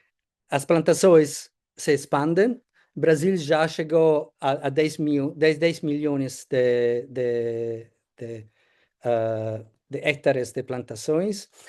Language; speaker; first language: Portuguese; non-native, fluent; Italian